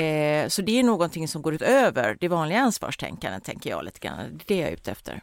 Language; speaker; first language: Swedish; native; Swedish